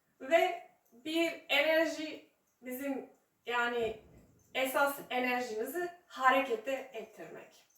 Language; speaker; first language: Turkish; non-native, fluent; Serbian